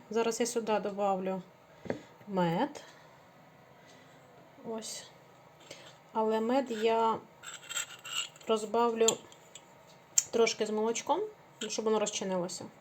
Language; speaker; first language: Ukrainian; native; Ukrainian